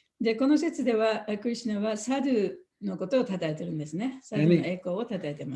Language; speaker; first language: Japanese; native; Japanese